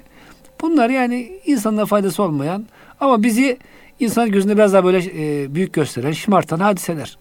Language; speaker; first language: Turkish; native; Turkish